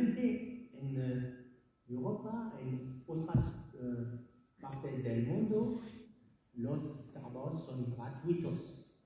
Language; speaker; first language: Spanish; non-native, learner; French